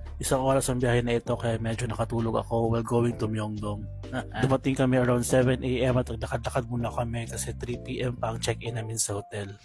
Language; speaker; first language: Filipino; native; Filipino